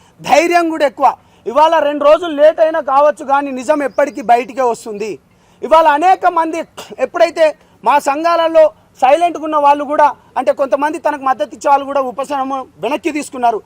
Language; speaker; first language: Telugu; non-native, local second language; Lambadi